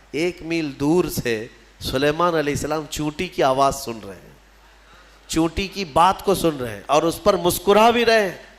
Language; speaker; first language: Urdu; native; Urdu